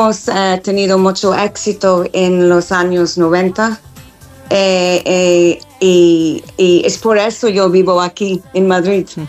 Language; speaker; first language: Spanish; non-native, fluent; English